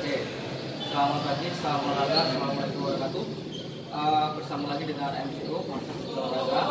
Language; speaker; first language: Indonesian; native; Indonesian